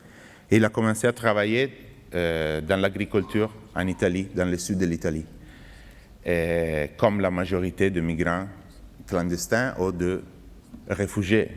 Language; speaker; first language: French; non-native, fluent; Italian